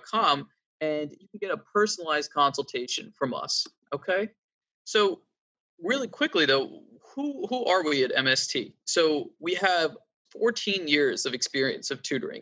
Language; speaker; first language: English; native; English